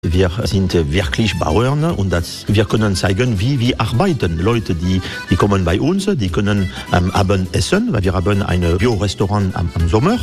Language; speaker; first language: German; non-native, learner; French